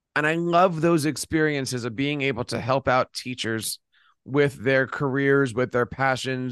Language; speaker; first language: English; native; English